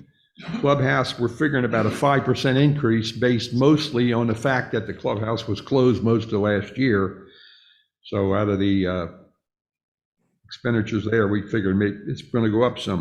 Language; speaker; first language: English; native; English